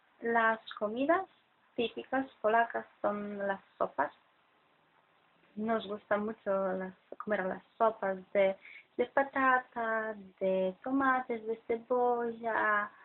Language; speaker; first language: Spanish; non-native, fluent; Polish